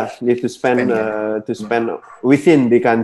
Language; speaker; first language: English; non-native, local second language; Indonesian